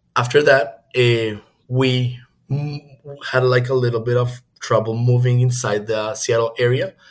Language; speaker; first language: English; non-native, fluent; Spanish